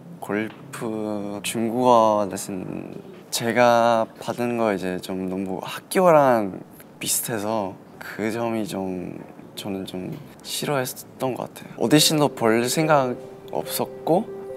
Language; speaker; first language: Korean; non-native, fluent; Chinese